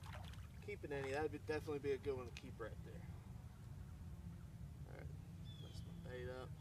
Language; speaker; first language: English; native; English